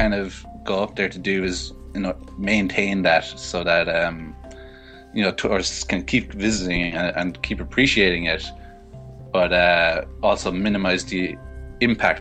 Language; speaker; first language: English; native; English